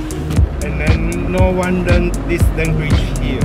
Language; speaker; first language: English; non-native, learner; Chinese